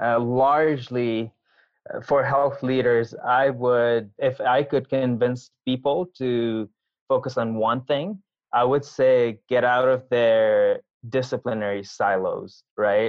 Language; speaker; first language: English; non-native, local second language; Nepali